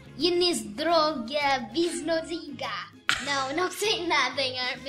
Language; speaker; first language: Portuguese; early bilingual, heritage; Portuguese